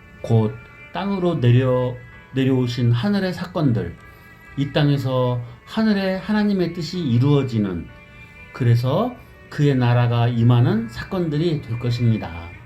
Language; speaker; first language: Korean; native; Korean